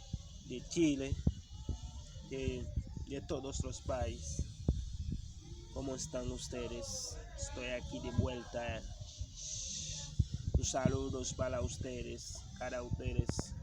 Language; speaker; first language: Spanish; non-native, learner; Haitian Creole